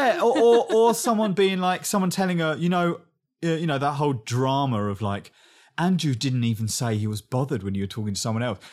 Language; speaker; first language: English; native; English